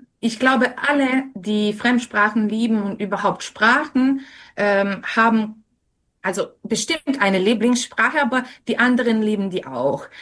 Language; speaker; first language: German; non-native, fluent; Serbian